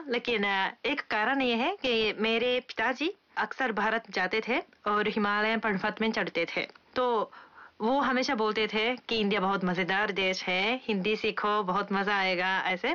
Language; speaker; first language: Hindi; non-native, fluent; Japanese